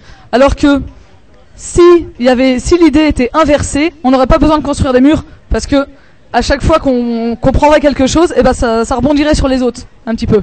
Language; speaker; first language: French; native; French